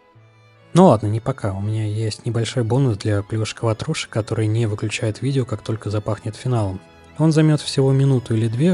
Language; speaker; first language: Russian; native; Russian